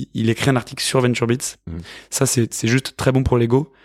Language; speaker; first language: French; native; French